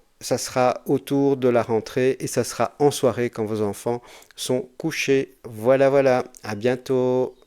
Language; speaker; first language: French; native; French